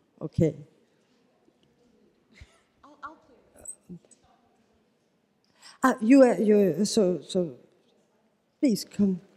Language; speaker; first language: English; non-native, fluent; French